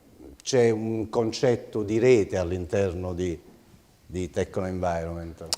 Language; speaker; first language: Italian; native; Italian